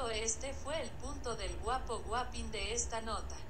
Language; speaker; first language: Spanish; native; Spanish